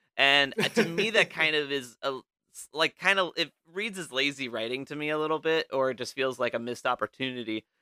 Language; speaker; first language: English; native; English